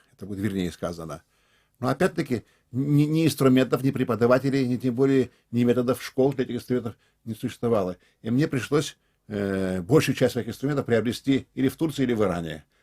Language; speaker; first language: Russian; non-native, local second language; Crimean Tatar